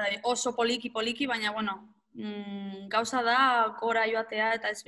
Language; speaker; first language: Basque; non-native, local second language; Spanish